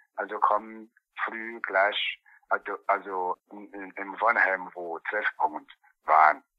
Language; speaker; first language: German; non-native, learner; Portuguese